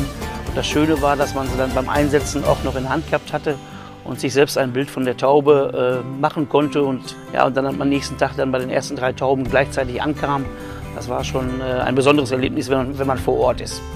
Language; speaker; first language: German; native; German